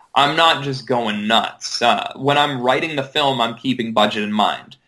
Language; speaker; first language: English; native; English